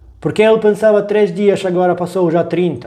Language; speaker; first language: Portuguese; non-native, learner; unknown